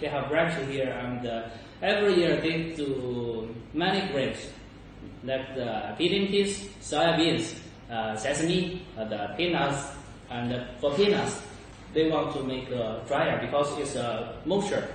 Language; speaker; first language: English; non-native, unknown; Chinese